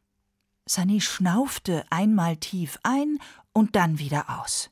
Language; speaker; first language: German; native; German